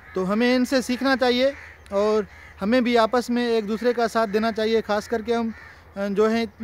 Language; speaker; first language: Urdu; non-native, local second language; Sindhi